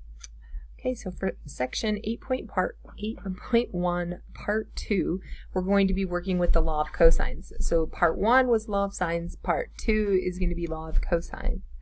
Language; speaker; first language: English; native; English